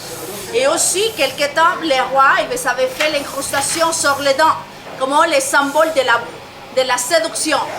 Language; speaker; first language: French; non-native, learner; Spanish